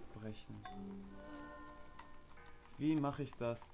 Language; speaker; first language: German; native; German